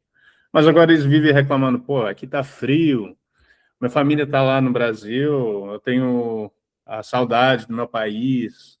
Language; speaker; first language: Portuguese; early bilingual, heritage; English